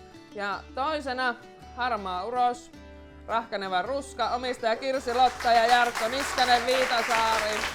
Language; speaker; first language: Finnish; native; Finnish